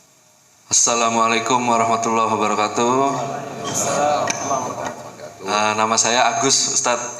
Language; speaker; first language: Indonesian; native; Indonesian